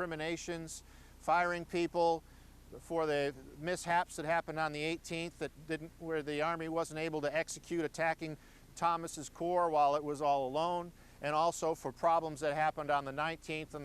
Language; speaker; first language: English; native; English